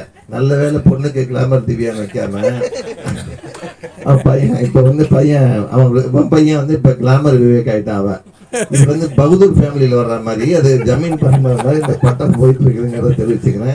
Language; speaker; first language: Tamil; native; Tamil